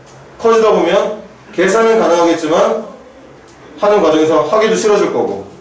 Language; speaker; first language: Korean; native; Korean